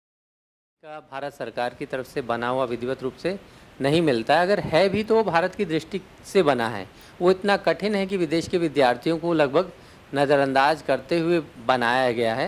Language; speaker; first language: Hindi; native; Hindi